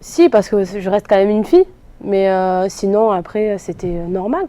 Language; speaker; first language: French; native; French